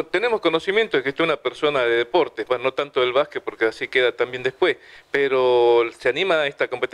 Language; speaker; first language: Spanish; native; Spanish